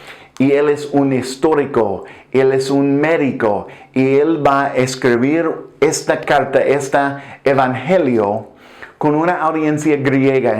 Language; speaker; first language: Spanish; non-native, fluent; English